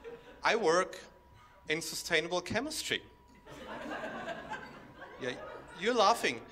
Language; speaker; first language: English; non-native, fluent; German